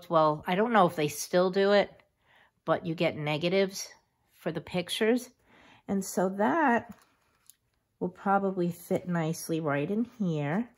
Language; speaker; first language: English; native; English